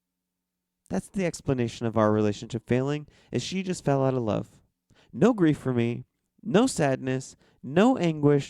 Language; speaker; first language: English; native; English